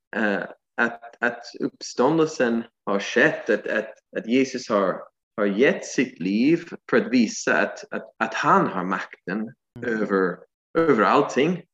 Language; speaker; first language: Swedish; non-native, fluent; English